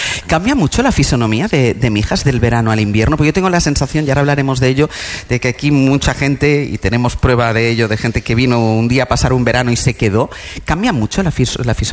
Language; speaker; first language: Spanish; native; Spanish